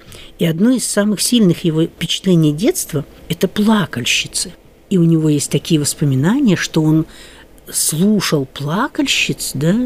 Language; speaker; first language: Russian; native; Russian